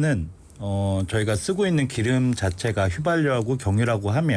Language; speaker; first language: Korean; native; Korean